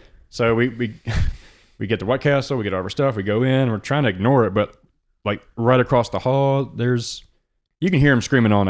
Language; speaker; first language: English; native; English